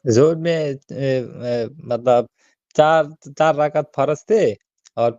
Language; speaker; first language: Hindi; non-native, learner; Bangla